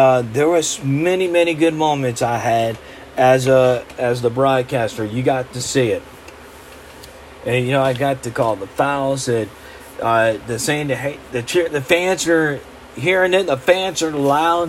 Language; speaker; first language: English; native; English